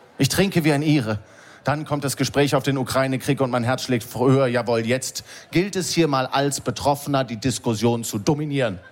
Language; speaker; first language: German; native; German